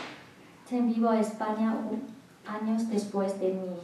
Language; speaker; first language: Spanish; non-native, learner; Chinese